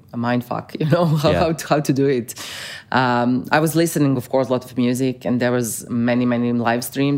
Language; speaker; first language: English; non-native, fluent; Croatian